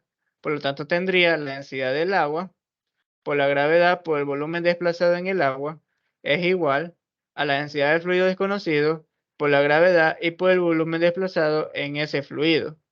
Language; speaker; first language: Spanish; native; Spanish